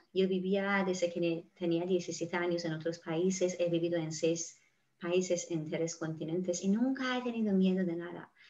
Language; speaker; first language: Spanish; non-native, fluent; Persian